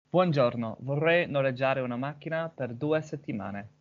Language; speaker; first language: Italian; non-native, learner; English